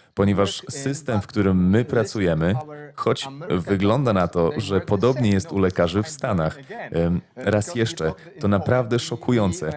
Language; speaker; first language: Polish; native; Polish